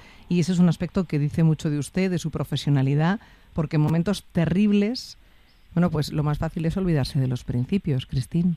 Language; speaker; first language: Spanish; native; Spanish